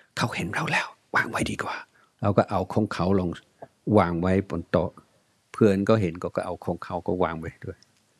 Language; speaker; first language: Thai; non-native, fluent; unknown